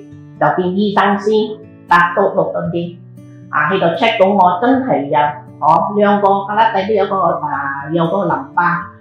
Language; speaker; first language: Cantonese; native; Cantonese